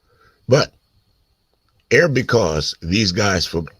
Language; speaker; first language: English; native; English